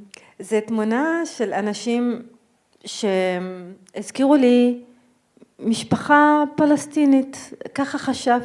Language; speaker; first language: Hebrew; non-native, local second language; Arabic